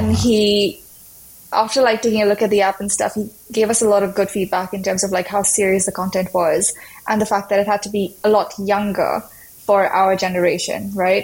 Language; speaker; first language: English; non-native, local second language; Hindi